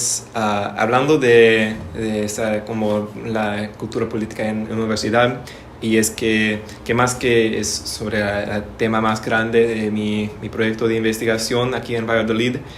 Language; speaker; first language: Spanish; non-native, learner; English